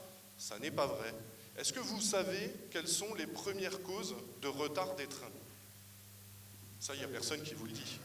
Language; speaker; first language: French; native; French